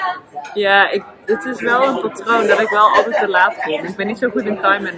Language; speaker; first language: Dutch; native; Dutch